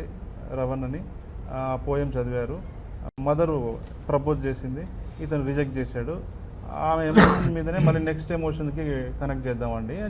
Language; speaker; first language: Telugu; native; Telugu